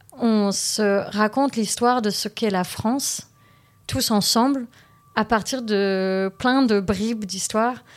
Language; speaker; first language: French; early bilingual, heritage; French